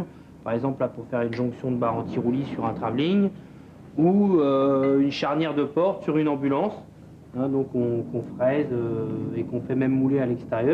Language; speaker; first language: French; native; French